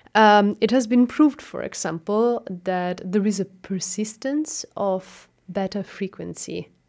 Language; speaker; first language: English; non-native, fluent; Italian